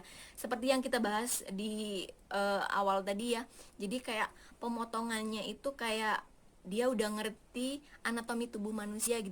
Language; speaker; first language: Indonesian; native; Indonesian